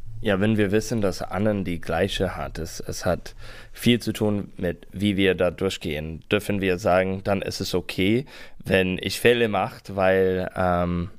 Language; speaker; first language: German; non-native, learner; English